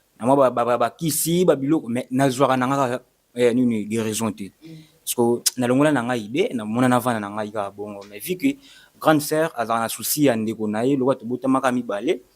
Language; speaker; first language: Lingala; non-native, local second language; Kongo